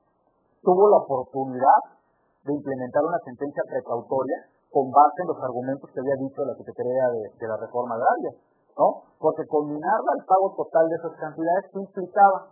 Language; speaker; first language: Spanish; native; Spanish